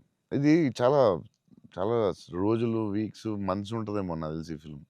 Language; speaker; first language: Telugu; native; Telugu